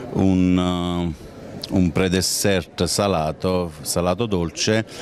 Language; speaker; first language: Italian; native; Italian